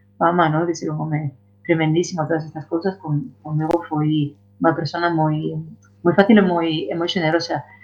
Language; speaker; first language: Galician; non-native, local second language; Spanish